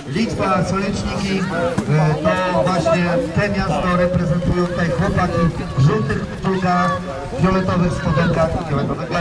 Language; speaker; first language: Polish; native; Polish